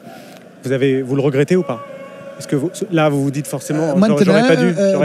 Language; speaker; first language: French; native; French